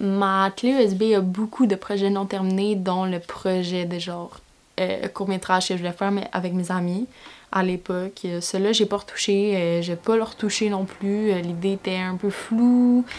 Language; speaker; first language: French; native; French